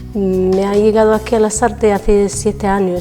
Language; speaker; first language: Spanish; non-native, learner; Arabic